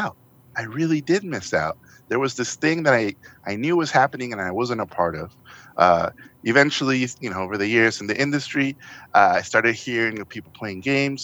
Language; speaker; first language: English; non-native, fluent; Spanish